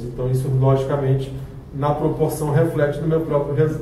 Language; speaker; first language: Portuguese; native; Portuguese